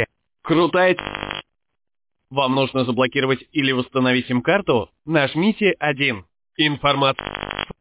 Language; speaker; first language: Russian; native; Russian